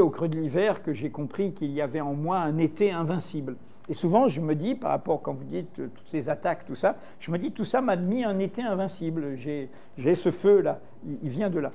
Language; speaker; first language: French; native; French